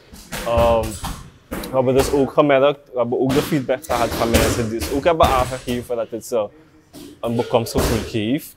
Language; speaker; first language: Dutch; native; Dutch